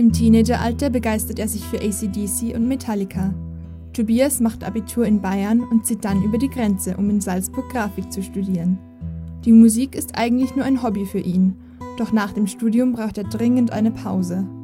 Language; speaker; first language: German; native; German